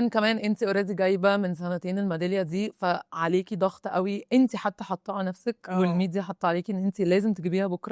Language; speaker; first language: Arabic; native; Arabic